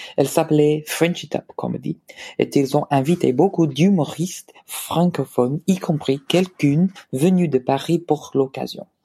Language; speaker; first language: French; non-native, fluent; English